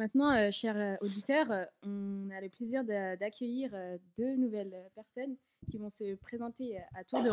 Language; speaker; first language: French; native; French